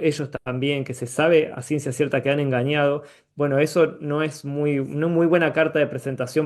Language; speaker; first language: Spanish; native; Spanish